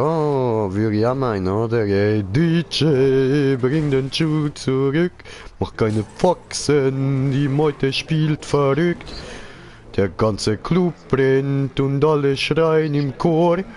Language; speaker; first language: German; native; German